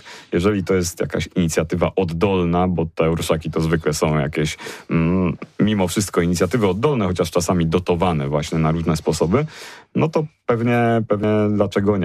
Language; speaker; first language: Polish; native; Polish